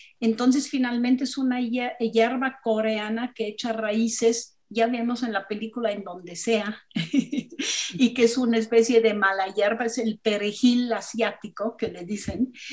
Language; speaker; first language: Spanish; non-native, fluent; German